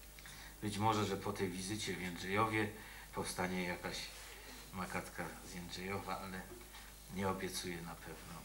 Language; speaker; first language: Polish; native; Polish